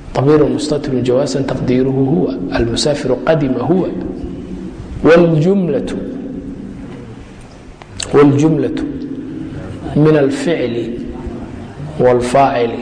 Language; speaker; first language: Arabic; non-native, fluent; Somali